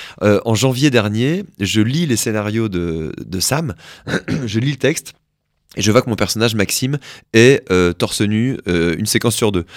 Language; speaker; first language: French; native; French